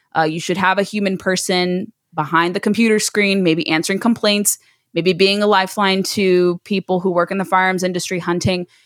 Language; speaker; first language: English; native; English